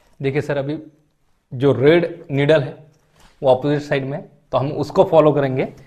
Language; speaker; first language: Hindi; non-native, local second language; Marathi